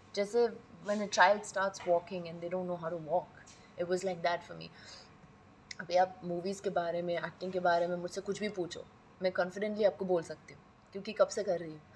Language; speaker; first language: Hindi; non-native, fluent; Persian